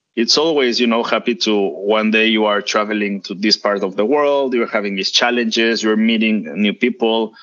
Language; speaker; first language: English; non-native, fluent; Spanish